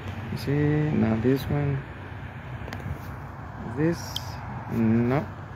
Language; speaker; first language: English; non-native, fluent; Spanish